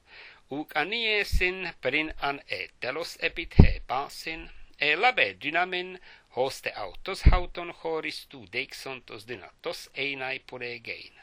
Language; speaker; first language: Greek; non-native, fluent; English